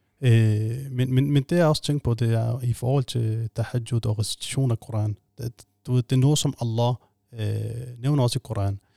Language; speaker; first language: Danish; non-native, fluent; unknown